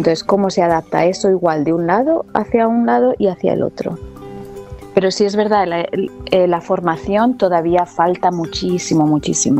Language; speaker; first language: Spanish; native; Spanish